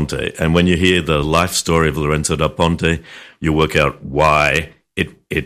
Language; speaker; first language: English; native; English